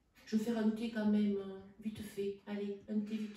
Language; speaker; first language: French; native; French